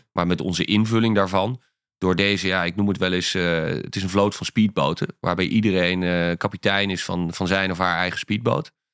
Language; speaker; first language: Dutch; native; Dutch